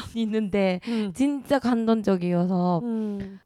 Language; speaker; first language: Korean; non-native, fluent; Japanese